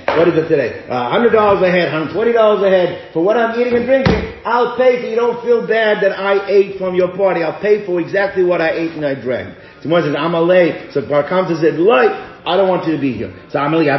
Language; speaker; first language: English; native; English